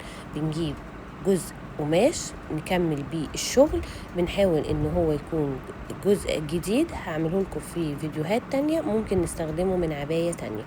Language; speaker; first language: Arabic; native; Arabic